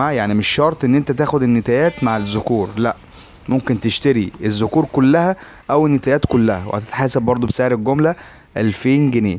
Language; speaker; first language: Arabic; native; Arabic